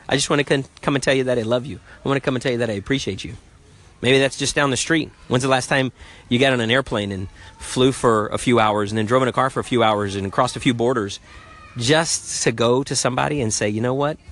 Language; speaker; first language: English; native; English